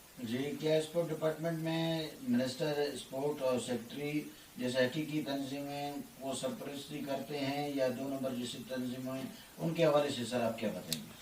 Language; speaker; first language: Urdu; non-native, local second language; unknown